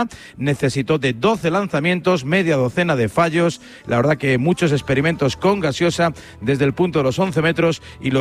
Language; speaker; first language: Spanish; native; Spanish